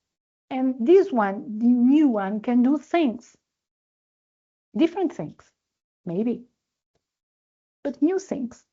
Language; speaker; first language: English; non-native, learner; Portuguese